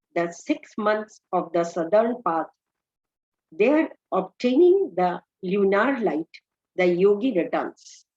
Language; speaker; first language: English; non-native, local second language; Hindi